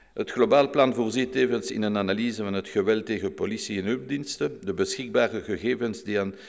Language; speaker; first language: Dutch; non-native, local second language; French